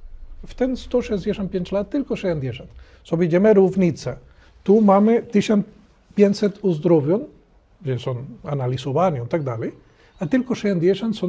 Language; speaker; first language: Polish; non-native, learner; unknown